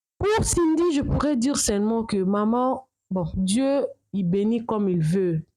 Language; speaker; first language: French; non-native, local second language; Lingala